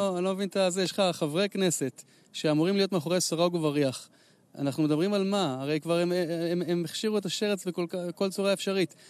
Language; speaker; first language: Hebrew; native; Hebrew